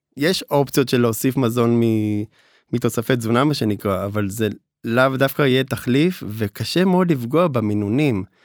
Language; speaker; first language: Hebrew; native; Hebrew